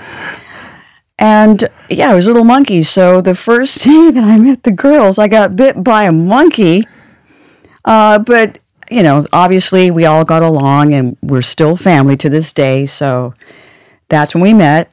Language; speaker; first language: English; native; English